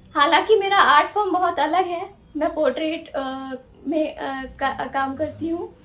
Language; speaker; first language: Hindi; native; Hindi